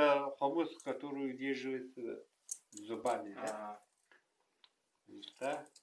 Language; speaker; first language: Russian; non-native, local second language; Yakut